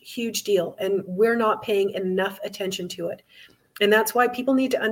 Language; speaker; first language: English; native; English